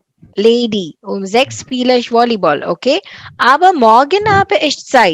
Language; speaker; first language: German; non-native, fluent; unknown